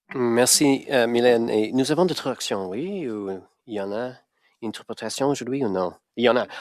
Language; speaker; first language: French; non-native, learner; English